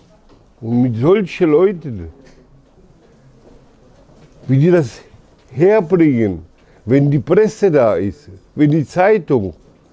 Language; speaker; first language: German; early bilingual, other home language; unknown